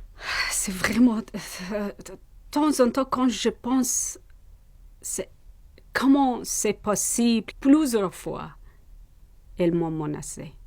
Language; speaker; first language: French; non-native, learner; Persian